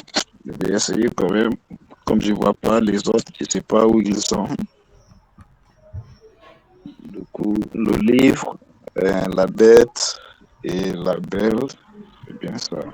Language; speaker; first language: French; non-native, learner; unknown